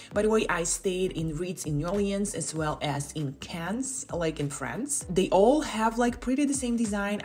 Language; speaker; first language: English; non-native, fluent; Hebrew